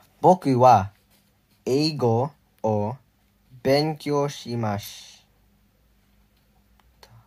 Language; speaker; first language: Japanese; non-native, learner; English